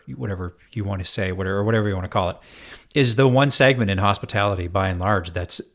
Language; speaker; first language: English; native; English